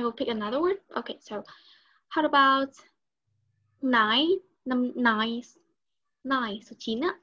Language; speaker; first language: English; non-native, learner; Vietnamese